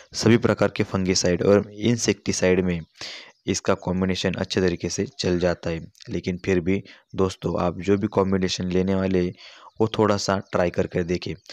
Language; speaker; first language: Hindi; non-native, local second language; Marathi